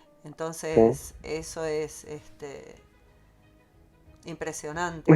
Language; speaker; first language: Spanish; native; Spanish